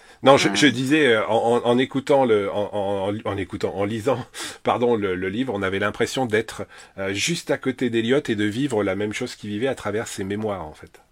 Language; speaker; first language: French; native; French